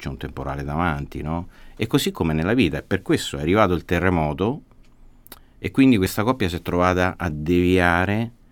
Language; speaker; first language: Italian; native; Italian